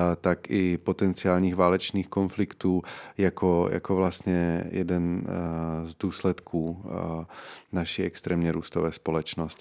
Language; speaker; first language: Czech; native; Czech